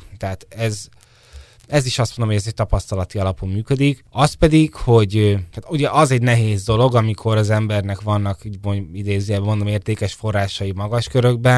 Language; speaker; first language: Hungarian; native; Hungarian